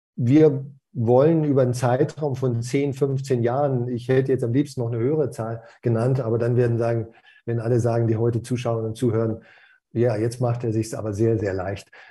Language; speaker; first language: German; native; German